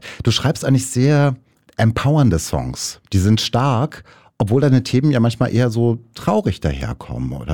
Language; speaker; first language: German; native; German